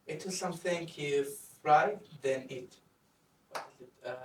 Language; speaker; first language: English; non-native, fluent; Arabic